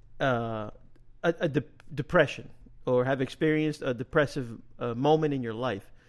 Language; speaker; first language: English; native; English